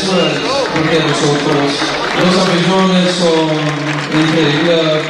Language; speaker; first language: Spanish; non-native, learner; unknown